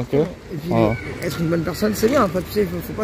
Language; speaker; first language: French; native; French